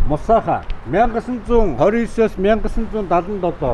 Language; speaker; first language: Mongolian; native; Mongolian